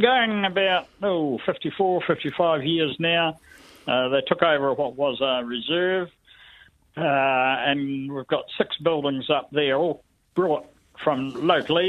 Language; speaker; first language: English; native; English